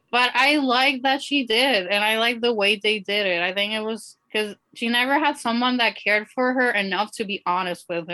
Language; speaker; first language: English; non-native, local second language; Spanish